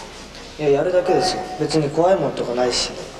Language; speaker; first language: Japanese; native; Japanese